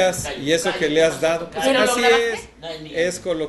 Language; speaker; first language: Spanish; native; Spanish